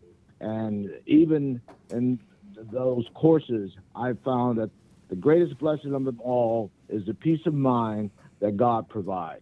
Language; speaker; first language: English; native; English